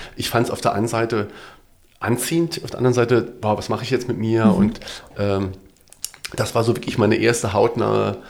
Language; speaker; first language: German; native; German